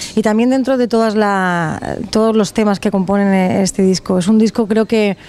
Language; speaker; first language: Spanish; native; Spanish